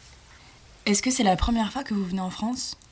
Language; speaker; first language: French; non-native, learner; Swedish